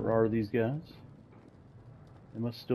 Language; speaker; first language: English; native; English